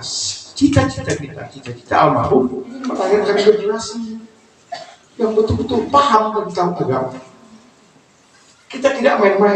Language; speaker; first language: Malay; non-native, local second language; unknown